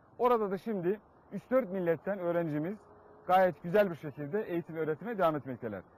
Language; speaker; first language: Turkish; native; Turkish